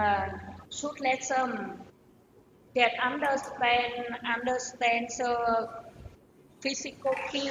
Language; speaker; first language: English; non-native, learner; Vietnamese